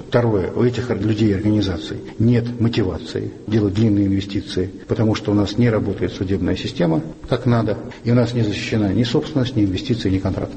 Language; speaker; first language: Russian; native; Russian